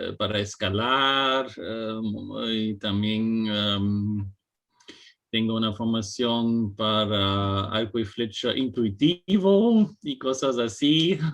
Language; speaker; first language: Spanish; non-native, fluent; German